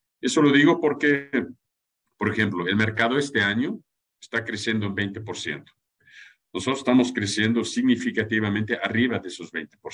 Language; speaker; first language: Spanish; non-native, fluent; German